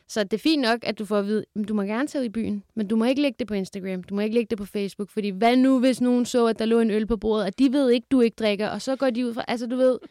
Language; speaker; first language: Danish; early bilingual, other home language; Kurdish